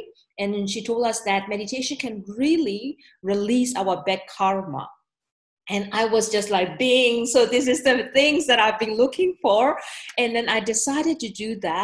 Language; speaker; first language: English; non-native, learner; Burmese